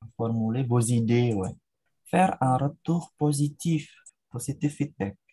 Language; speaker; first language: French; non-native, fluent; Indonesian